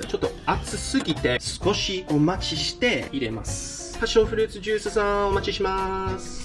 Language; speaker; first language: Japanese; non-native, fluent; English